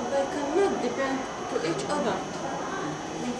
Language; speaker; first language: English; non-native, learner; Arabic